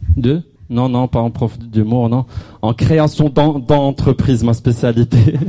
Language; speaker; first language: French; non-native, local second language; Arabic